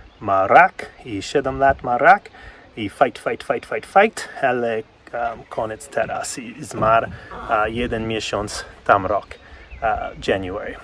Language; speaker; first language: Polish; non-native, learner; English